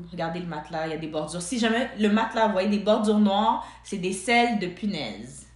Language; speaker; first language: French; early bilingual, other home language; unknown